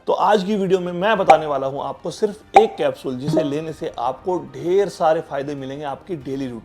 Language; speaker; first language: Hindi; native; Hindi